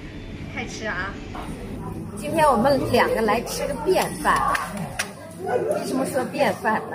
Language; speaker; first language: Chinese; native; Chinese